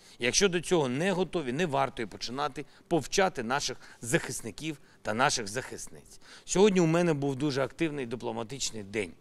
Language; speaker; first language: Ukrainian; non-native, local second language; Russian